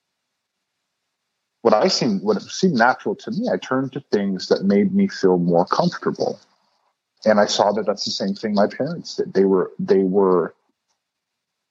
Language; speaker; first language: English; native; English